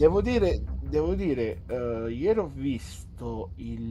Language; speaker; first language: Italian; native; Italian